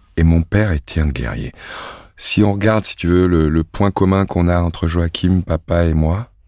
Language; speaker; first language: French; native; French